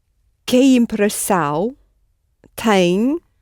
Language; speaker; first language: Portuguese; non-native, learner; English